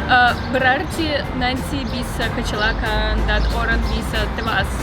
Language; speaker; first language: Indonesian; non-native, fluent; Russian